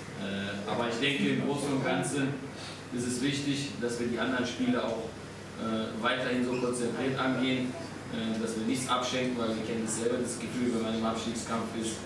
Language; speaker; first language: German; native; German